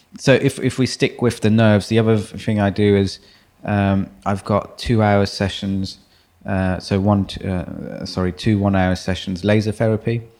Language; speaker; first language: English; early bilingual, other home language; German